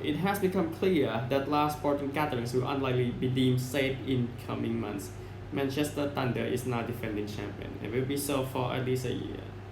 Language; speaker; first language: English; non-native, fluent; Thai